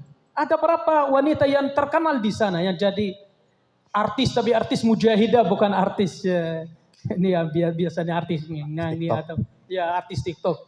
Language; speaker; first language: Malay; non-native, fluent; Arabic